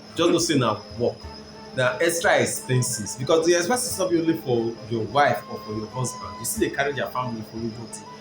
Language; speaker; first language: Nigerian Pidgin; non-native, local second language; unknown